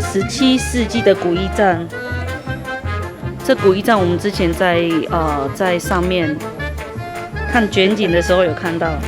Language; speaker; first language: Chinese; native; Chinese